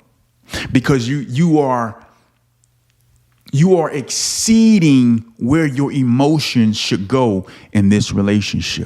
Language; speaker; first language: English; native; English